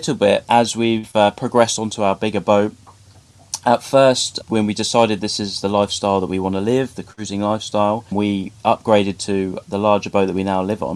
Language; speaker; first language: English; native; English